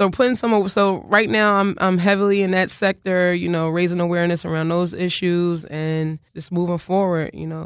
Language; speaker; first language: English; native; English